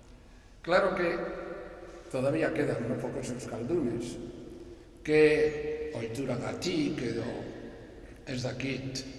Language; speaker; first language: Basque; non-native, local second language; Spanish